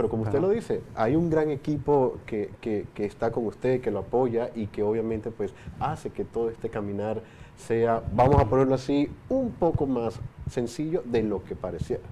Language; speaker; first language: Spanish; native; Spanish